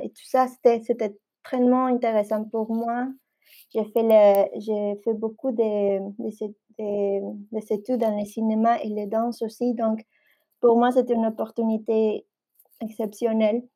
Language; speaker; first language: French; non-native, fluent; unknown